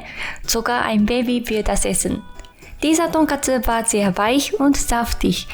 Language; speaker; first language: German; non-native, fluent; Japanese